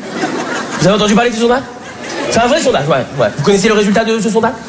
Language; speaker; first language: French; native; French